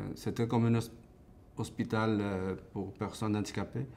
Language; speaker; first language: French; non-native, fluent; Spanish